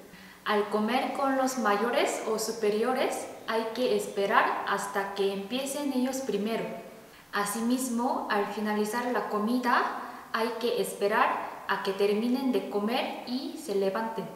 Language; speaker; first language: Spanish; non-native, fluent; Korean